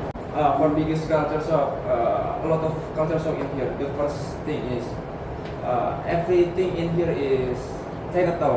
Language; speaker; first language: English; non-native, learner; Indonesian